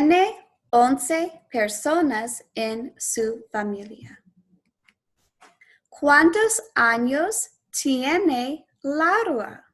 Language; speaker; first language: Spanish; non-native, fluent; English